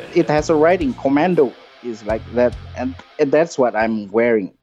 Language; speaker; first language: English; non-native, fluent; Indonesian